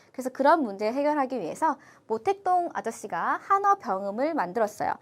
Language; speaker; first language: Korean; native; Korean